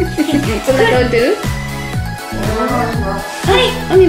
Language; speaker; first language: Japanese; native; Japanese